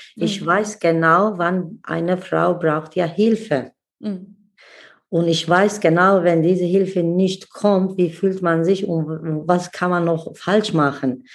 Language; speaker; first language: German; non-native, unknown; Kurdish